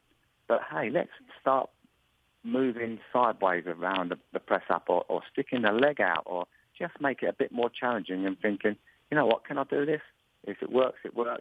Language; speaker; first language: English; native; English